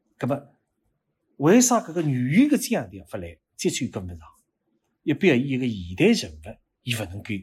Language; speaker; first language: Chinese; native; Chinese